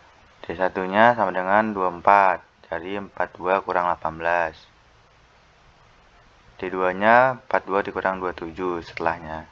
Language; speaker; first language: Indonesian; native; Indonesian